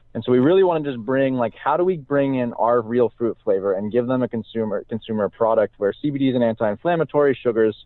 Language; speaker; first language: English; native; English